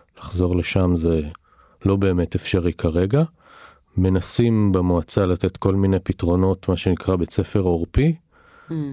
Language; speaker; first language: Hebrew; native; Hebrew